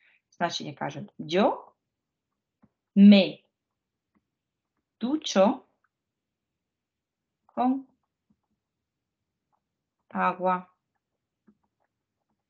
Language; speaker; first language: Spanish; non-native, fluent; Ukrainian